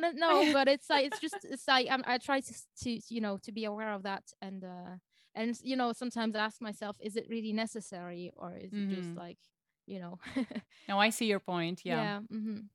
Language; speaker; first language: English; non-native, fluent; French